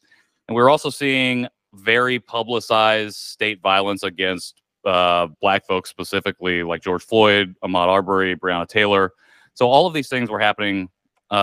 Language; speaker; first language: English; native; English